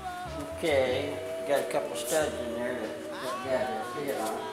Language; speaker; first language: English; native; English